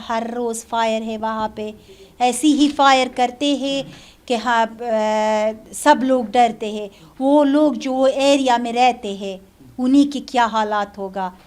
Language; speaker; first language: Hindi; non-native, learner; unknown